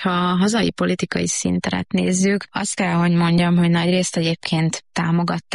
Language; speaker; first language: Hungarian; native; Hungarian